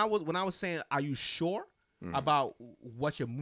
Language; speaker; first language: English; non-native, local second language; Yoruba